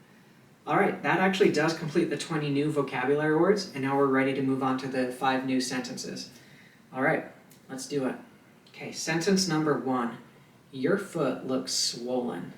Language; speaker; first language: English; native; English